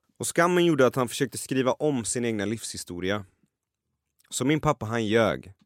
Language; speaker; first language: Swedish; early bilingual, other home language; Persian